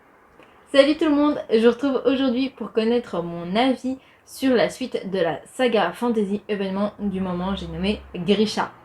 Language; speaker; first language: French; native; French